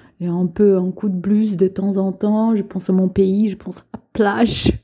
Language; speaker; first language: French; non-native, local second language; Portuguese